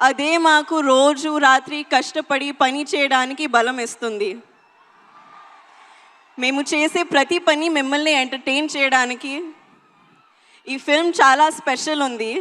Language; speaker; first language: Telugu; non-native, learner; Hindi